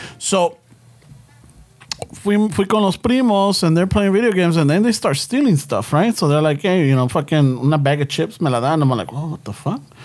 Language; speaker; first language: English; early bilingual, other home language; Spanish